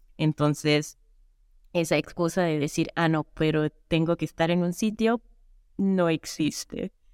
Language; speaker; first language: Spanish; non-native, fluent; Italian